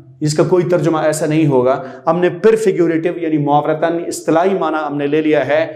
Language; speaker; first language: Urdu; non-native, local second language; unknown